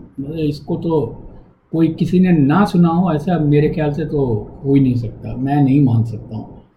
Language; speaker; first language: Hindi; non-native, local second language; Tamil